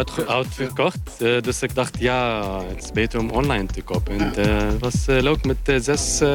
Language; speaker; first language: Dutch; non-native, learner; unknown